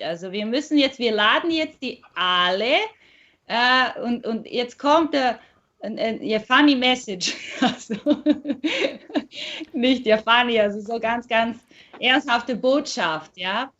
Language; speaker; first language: German; non-native, fluent; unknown